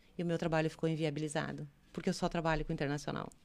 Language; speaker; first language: Portuguese; native; Portuguese